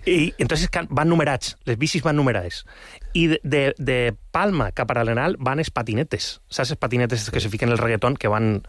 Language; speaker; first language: Catalan; non-native, local second language; Spanish